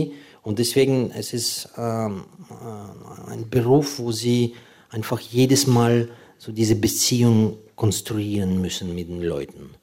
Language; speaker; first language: German; non-native, fluent; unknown